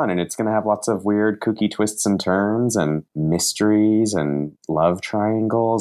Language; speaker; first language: English; native; English